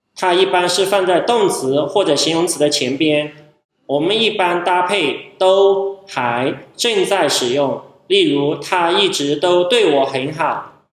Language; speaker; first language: Chinese; non-native, fluent; Thai